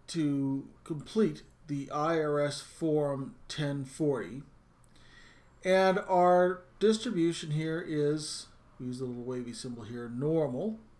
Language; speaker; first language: English; native; English